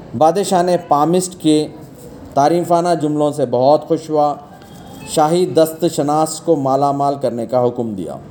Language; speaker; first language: Urdu; native; Urdu